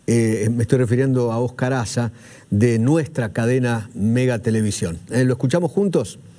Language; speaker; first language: Spanish; native; Spanish